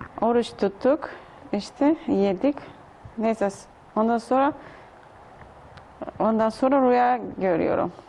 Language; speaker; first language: Turkish; non-native, learner; Russian